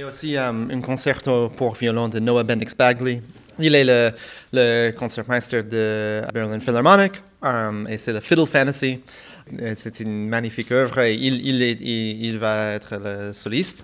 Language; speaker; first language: French; non-native, fluent; English